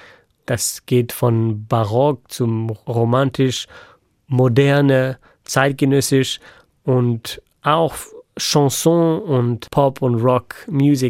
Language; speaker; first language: German; non-native, fluent; French